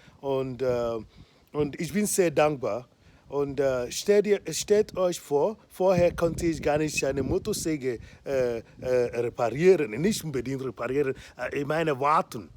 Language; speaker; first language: German; non-native, fluent; Igbo